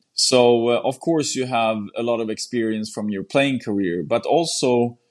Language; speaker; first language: English; non-native, fluent; Swedish